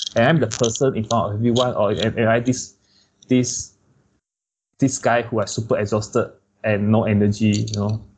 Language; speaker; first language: English; non-native, local second language; Chinese